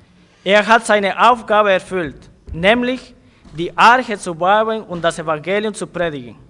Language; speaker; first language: German; non-native, fluent; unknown